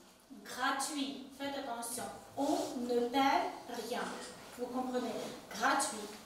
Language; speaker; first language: French; non-native, fluent; Ukrainian